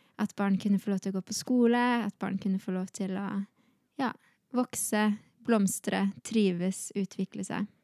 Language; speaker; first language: Norwegian; early bilingual, heritage; Norwegian